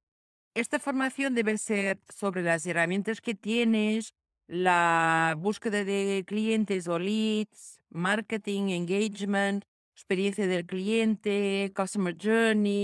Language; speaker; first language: Spanish; non-native, fluent; Portuguese